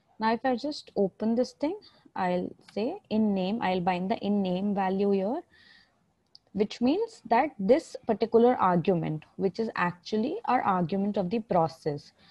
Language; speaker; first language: English; non-native, local second language; Hindi